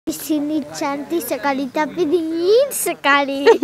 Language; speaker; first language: Indonesian; non-native, learner; Spanish